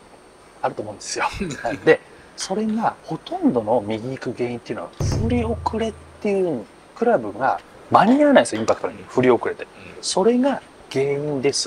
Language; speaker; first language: Japanese; native; Japanese